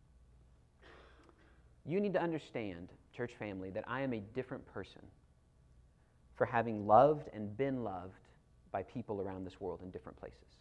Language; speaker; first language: English; native; English